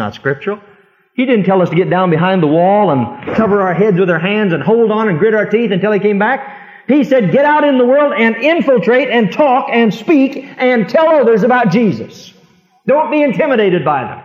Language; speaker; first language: English; native; English